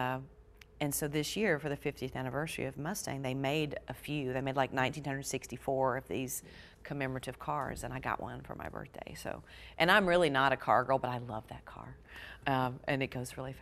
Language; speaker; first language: English; native; English